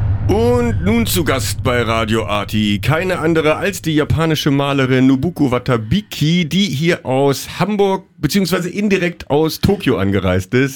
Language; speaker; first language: German; native; German